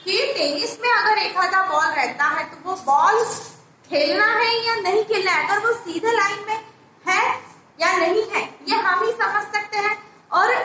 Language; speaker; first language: Hindi; non-native, local second language; Marathi